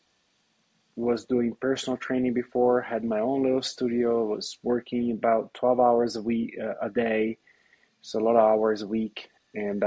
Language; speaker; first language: English; non-native, fluent; Portuguese